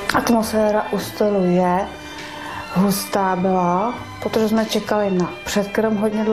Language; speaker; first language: Czech; non-native, learner; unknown